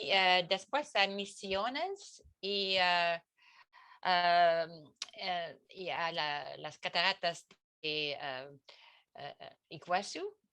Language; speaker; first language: Spanish; non-native, learner; French